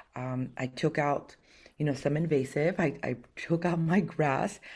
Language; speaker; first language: English; early bilingual, other home language; Spanish